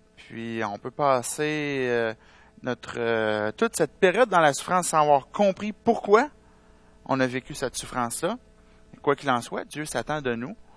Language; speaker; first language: French; native; French